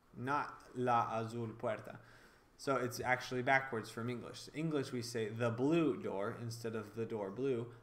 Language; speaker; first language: English; native; English